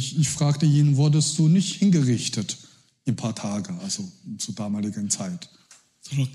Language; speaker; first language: German; non-native, learner; Chinese